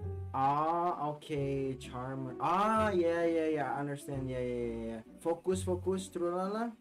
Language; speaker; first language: English; non-native, fluent; Indonesian